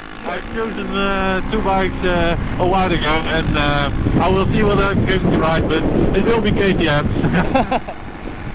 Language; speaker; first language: English; non-native, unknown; Dutch